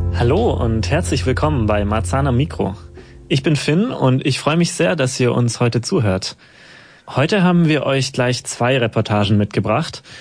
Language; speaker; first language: German; native; German